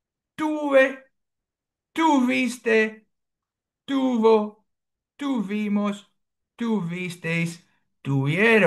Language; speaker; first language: Spanish; non-native, fluent; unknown